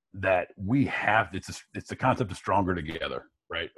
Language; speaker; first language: English; native; English